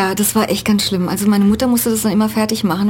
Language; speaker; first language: German; native; German